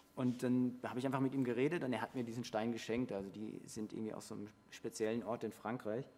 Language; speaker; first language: German; native; German